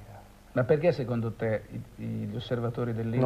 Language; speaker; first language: Italian; native; Italian